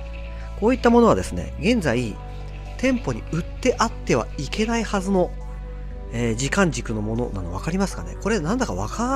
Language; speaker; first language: Japanese; native; Japanese